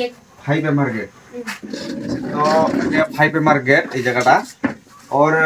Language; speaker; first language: Hindi; non-native, local second language; Bangla